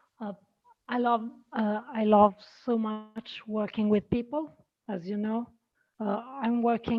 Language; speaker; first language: English; non-native, learner; Italian